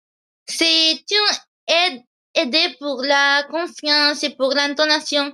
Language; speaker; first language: French; non-native, learner; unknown